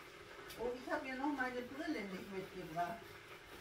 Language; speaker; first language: German; native; German